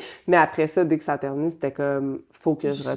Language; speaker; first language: French; native; French